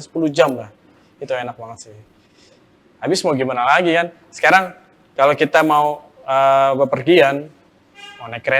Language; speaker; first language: Indonesian; native; Indonesian